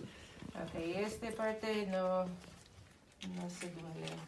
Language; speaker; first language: Spanish; non-native, learner; English